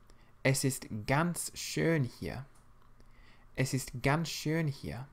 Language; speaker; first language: German; non-native, fluent; English